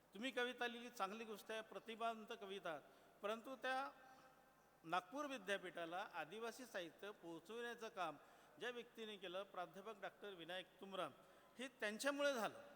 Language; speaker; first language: Marathi; non-native, local second language; Gondi